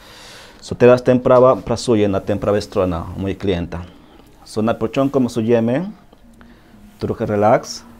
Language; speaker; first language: Polish; non-native, learner; Spanish